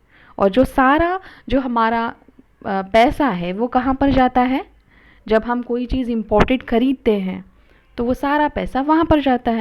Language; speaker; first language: Hindi; non-native, local second language; Marathi